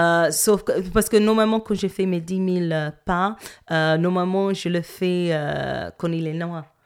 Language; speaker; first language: French; non-native, fluent; English